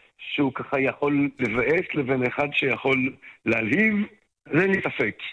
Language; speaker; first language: Hebrew; non-native, fluent; French